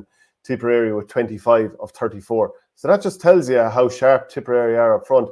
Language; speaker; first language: English; native; English